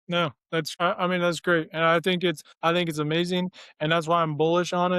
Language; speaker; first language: English; native; English